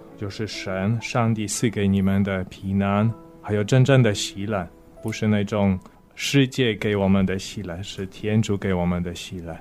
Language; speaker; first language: Chinese; non-native, fluent; Polish